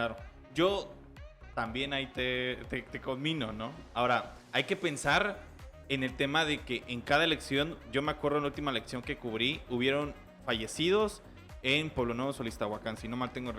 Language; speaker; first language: Spanish; native; Spanish